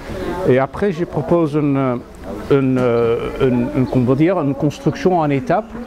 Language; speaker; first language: French; non-native, fluent; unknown